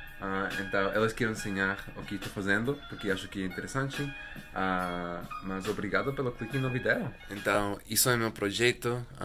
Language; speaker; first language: Portuguese; non-native, learner; Spanish